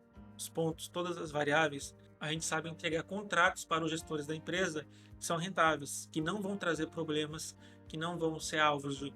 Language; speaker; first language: Portuguese; native; Portuguese